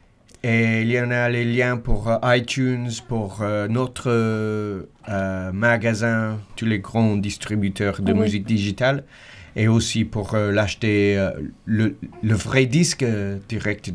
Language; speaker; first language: French; non-native, learner; English